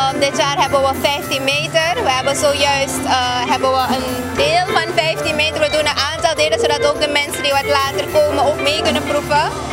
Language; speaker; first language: Dutch; native; Dutch